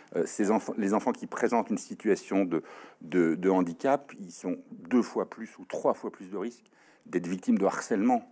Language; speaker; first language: French; native; French